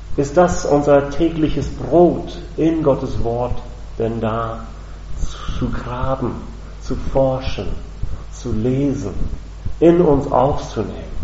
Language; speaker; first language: German; non-native, fluent; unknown